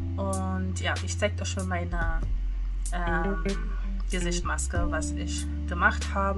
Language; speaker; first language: German; non-native, fluent; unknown